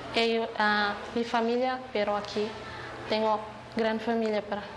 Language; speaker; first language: Spanish; non-native, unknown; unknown